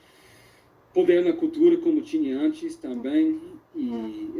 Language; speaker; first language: Portuguese; non-native, fluent; English